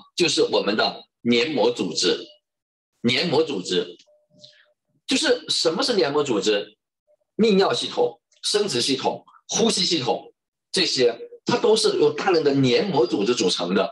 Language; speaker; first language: Chinese; native; Chinese